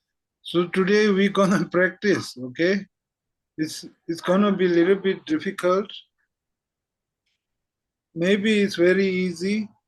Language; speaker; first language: English; non-native, fluent; Tibetan